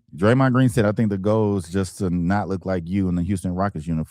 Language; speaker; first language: English; native; English